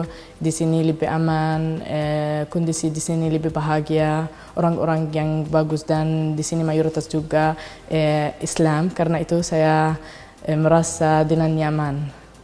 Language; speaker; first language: Indonesian; non-native, learner; Arabic